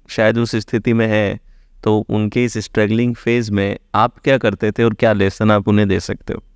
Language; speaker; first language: Hindi; native; Hindi